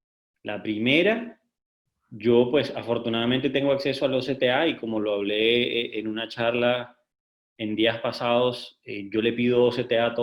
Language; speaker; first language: Spanish; native; Spanish